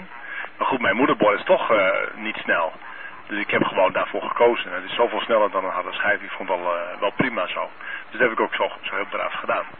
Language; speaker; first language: Dutch; native; Dutch